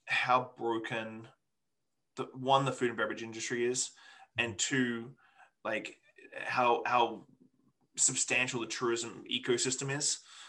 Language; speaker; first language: English; native; English